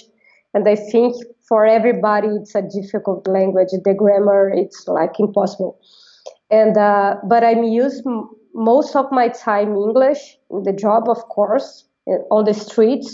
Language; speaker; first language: English; non-native, fluent; Portuguese